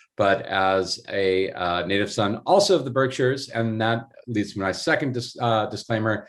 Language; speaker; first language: English; native; English